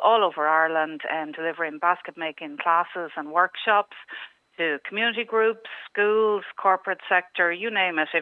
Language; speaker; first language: English; native; English